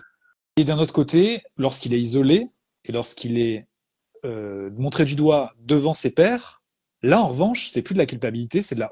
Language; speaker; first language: French; native; French